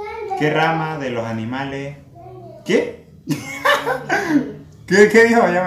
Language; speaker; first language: Spanish; native; Spanish